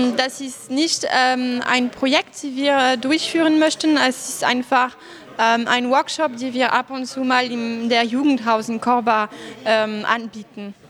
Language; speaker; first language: German; non-native, fluent; Arabic